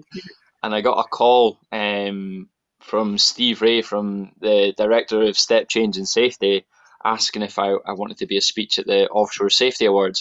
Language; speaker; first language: English; native; English